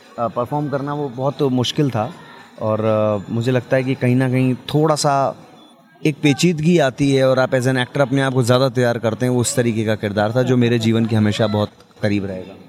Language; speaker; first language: Hindi; native; Hindi